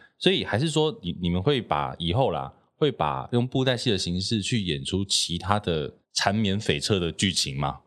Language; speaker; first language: Chinese; native; Chinese